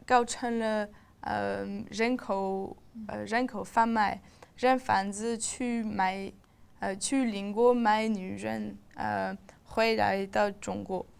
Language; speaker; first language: Chinese; non-native, learner; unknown